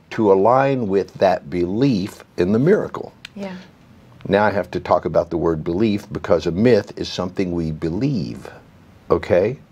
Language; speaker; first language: English; native; English